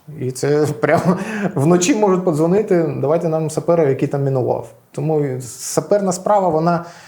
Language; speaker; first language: Ukrainian; non-native, local second language; Russian